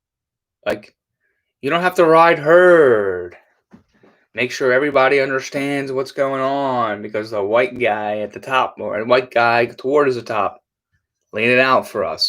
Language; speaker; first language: English; native; English